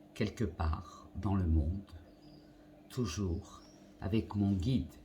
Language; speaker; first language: French; non-native, local second language; Arabic